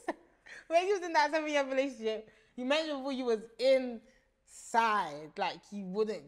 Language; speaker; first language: English; early bilingual, other home language; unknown